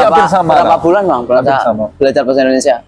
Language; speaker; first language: Indonesian; native; Indonesian